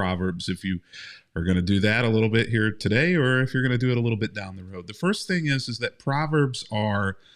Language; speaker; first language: English; native; English